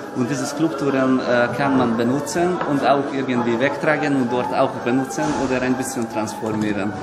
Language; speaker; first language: German; non-native, learner; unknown